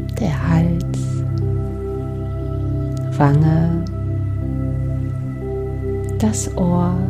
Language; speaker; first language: German; native; German